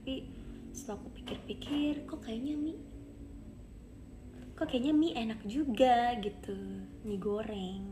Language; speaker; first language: Indonesian; native; Indonesian